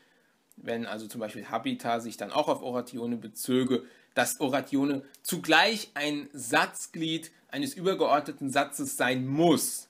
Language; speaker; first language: German; native; German